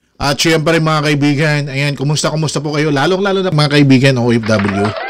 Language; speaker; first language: Filipino; non-native, local second language; Waray